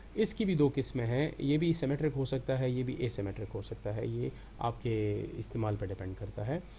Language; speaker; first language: Urdu; non-native, local second language; Pashto